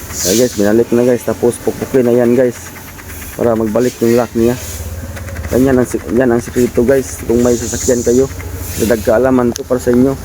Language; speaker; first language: Filipino; non-native, local second language; Cebuano